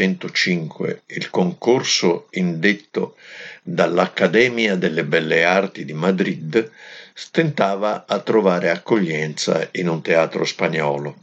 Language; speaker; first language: Italian; native; Italian